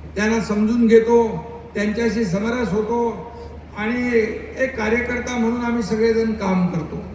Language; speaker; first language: Marathi; native; Marathi